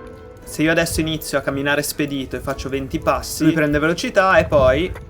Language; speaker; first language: Italian; native; Italian